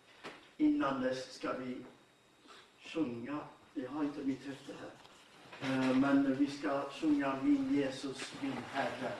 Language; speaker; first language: Swedish; non-native, fluent; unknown